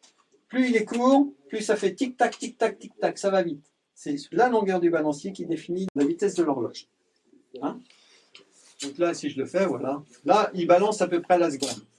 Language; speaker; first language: French; native; French